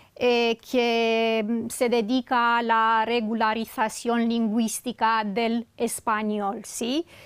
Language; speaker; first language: Spanish; non-native, fluent; Romanian